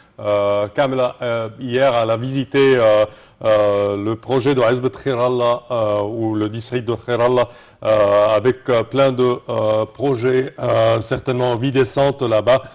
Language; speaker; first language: French; non-native, fluent; Arabic